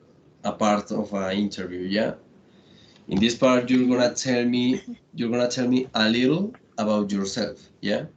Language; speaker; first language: English; non-native, learner; Spanish